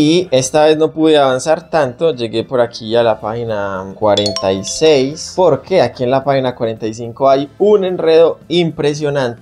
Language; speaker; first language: Spanish; native; Spanish